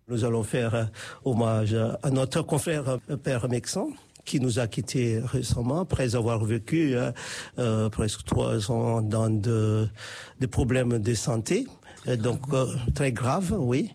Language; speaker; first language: French; non-native, fluent; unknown